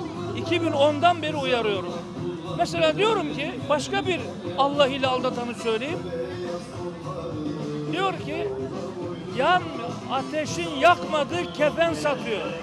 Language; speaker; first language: Turkish; native; Turkish